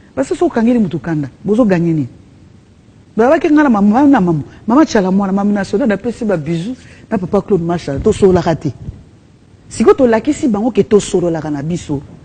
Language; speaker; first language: Lingala; native; Lingala